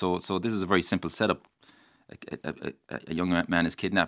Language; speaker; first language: English; native; English